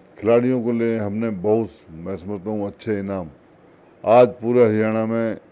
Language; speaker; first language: Hindi; native; Hindi